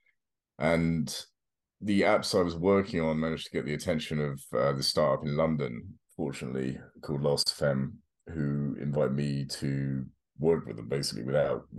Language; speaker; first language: English; native; English